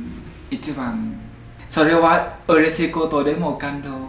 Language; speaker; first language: Japanese; non-native, learner; Vietnamese